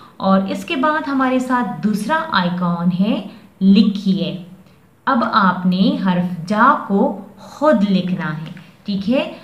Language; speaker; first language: Urdu; non-native, local second language; Pashto